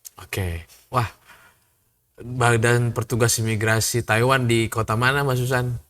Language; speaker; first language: Indonesian; native; Indonesian